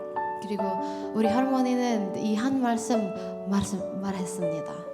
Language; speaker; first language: Korean; non-native, learner; Indonesian